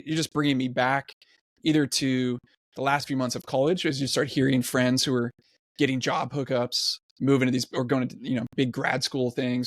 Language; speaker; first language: English; native; English